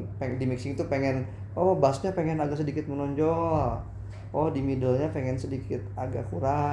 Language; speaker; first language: Indonesian; native; Indonesian